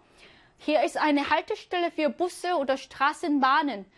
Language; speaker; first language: German; non-native, fluent; Korean